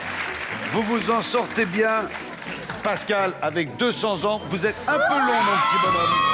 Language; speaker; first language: French; native; French